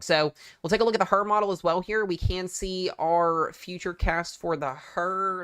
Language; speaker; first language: English; native; English